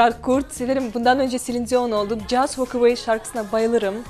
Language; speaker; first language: Turkish; non-native, fluent; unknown